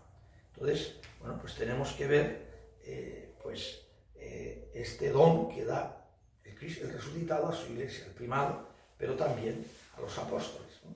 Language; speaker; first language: Spanish; native; Spanish